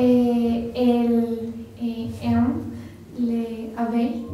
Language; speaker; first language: French; non-native, learner; Spanish